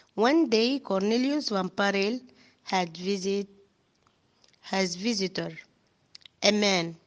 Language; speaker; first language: English; non-native, fluent; Arabic